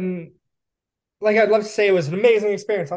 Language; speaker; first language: English; native; English